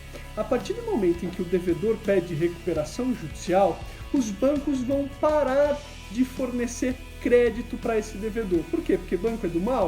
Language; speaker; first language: Portuguese; native; Portuguese